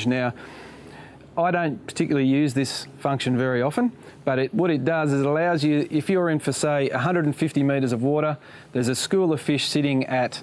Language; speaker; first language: English; native; English